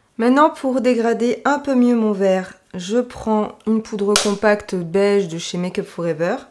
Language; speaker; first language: French; native; French